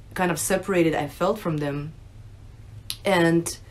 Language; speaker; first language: English; early bilingual, other home language; Russian